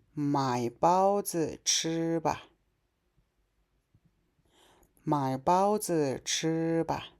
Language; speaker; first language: Chinese; non-native, fluent; Mongolian